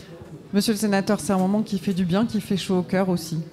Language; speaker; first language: French; native; French